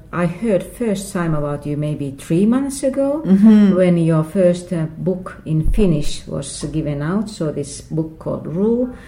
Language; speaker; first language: English; non-native, fluent; Finnish